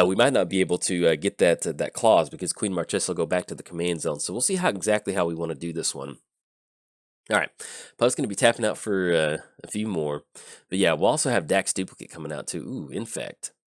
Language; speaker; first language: English; native; English